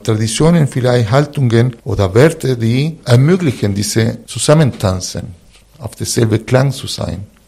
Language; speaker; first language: German; non-native, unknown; Spanish